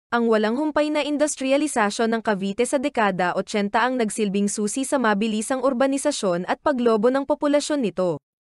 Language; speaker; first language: Filipino; native; Filipino